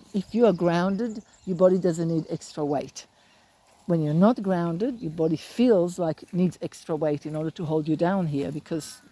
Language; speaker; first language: English; native; English